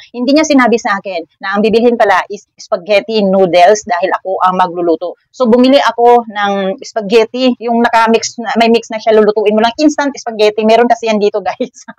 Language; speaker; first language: Filipino; native; Filipino